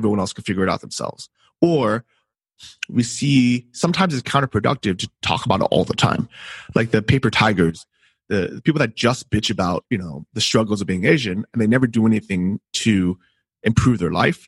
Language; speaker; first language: English; native; English